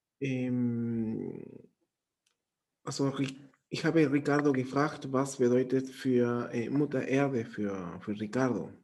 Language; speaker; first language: German; non-native, fluent; Spanish